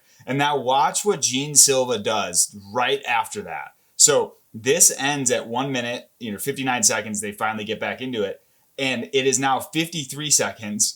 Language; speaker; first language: English; native; English